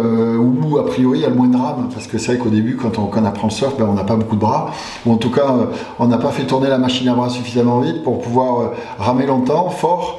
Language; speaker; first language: French; native; French